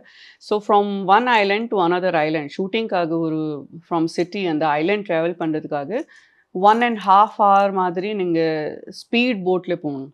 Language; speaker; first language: Tamil; non-native, local second language; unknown